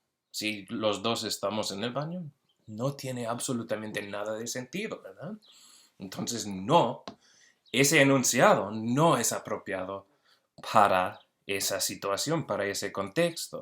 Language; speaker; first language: Spanish; early bilingual, heritage; Spanish